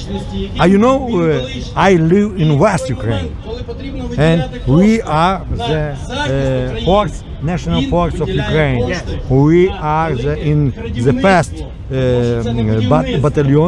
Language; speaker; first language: English; non-native, learner; Ukrainian